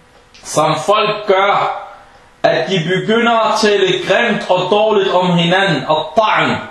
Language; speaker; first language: Danish; non-native, fluent; Arabic